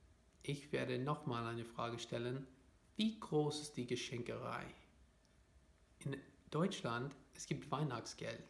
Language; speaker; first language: German; non-native, fluent; English